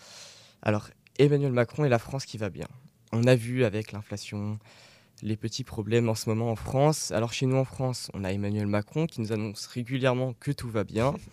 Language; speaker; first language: French; native; French